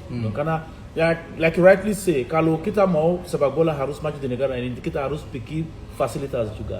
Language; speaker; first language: Indonesian; non-native, fluent; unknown